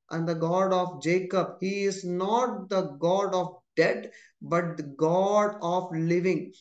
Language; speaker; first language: Malayalam; early bilingual, heritage; Malayalam